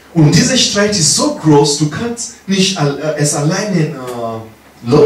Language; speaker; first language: German; non-native, learner; English